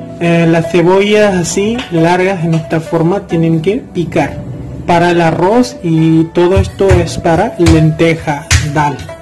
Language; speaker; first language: Spanish; non-native, fluent; Hindi